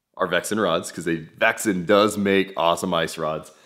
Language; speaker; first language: English; native; English